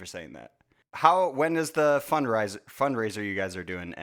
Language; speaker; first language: English; native; English